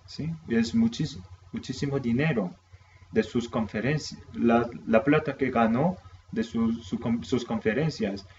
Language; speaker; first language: Spanish; non-native, fluent; Korean